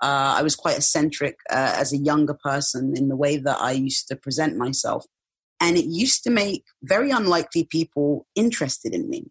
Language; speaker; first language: English; native; English